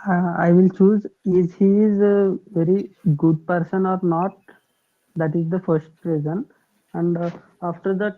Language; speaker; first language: English; non-native, learner; Telugu